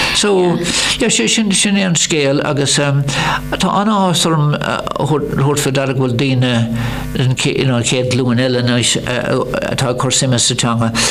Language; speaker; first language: Irish; non-native, local second language; English